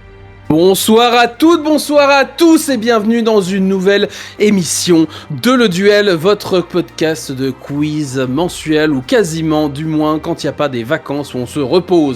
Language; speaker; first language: French; native; French